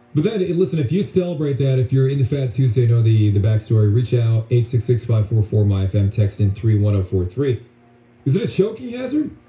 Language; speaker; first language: English; native; English